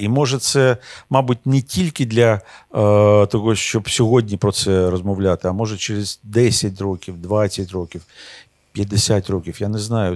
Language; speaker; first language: Ukrainian; non-native, local second language; Russian